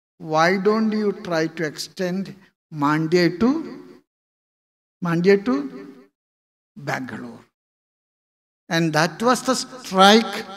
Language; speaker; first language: English; non-native, local second language; Malayalam